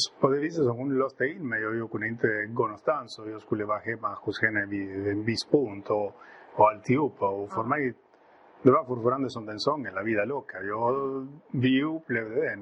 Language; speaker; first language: Swedish; non-native, fluent; Spanish